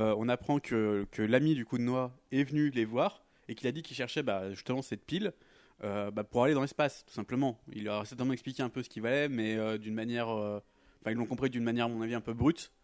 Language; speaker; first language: French; native; French